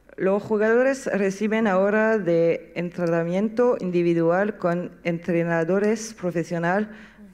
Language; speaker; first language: Spanish; non-native, learner; French